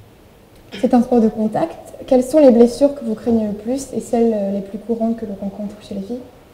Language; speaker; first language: French; native; French